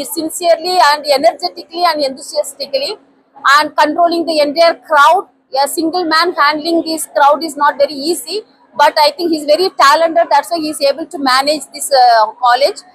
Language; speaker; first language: English; non-native, local second language; Tamil